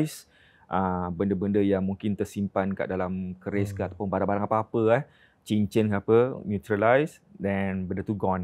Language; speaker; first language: Malay; native; Malay